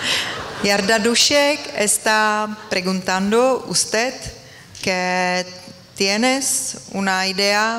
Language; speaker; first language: Spanish; non-native, learner; Czech